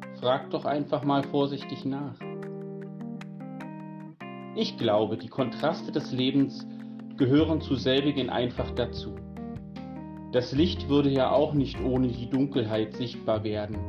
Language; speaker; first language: German; native; German